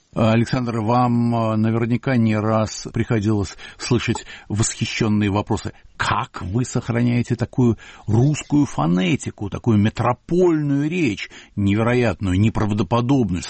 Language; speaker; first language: Russian; native; Russian